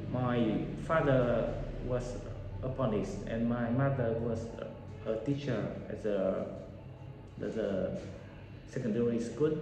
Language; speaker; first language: English; non-native, learner; Vietnamese